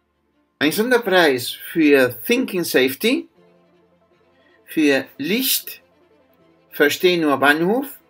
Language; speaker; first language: German; non-native, fluent; Spanish